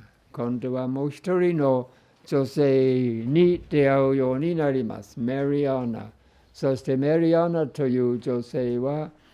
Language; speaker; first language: Japanese; non-native, fluent; English